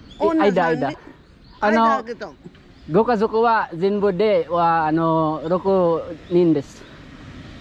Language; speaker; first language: Japanese; non-native, learner; Filipino